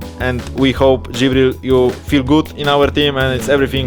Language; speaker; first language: English; non-native, learner; Polish